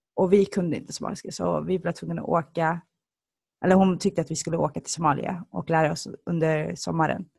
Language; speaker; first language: Swedish; early bilingual, other home language; Somali